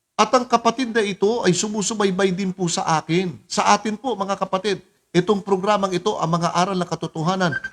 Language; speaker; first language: Filipino; native; Filipino